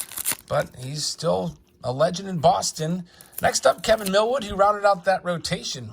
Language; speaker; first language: English; native; English